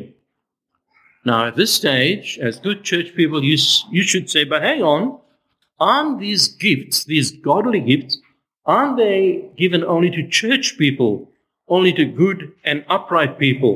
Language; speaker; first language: English; native; English